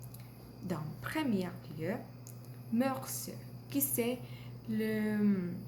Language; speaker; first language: French; non-native, learner; Spanish